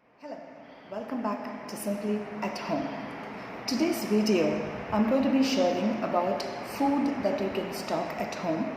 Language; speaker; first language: English; non-native, local second language; Tamil